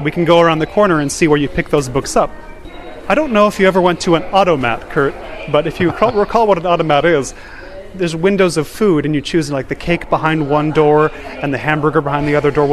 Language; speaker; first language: English; native; English